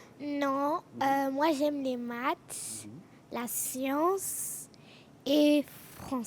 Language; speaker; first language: French; non-native, learner; English